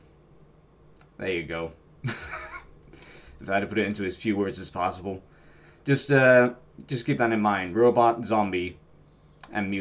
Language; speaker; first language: English; native; English